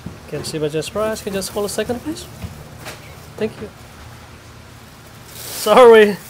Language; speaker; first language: English; non-native, fluent; Indonesian